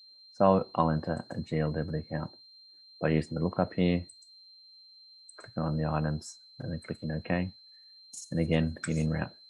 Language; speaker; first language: English; native; English